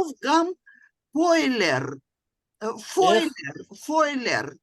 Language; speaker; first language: Hebrew; non-native, fluent; Russian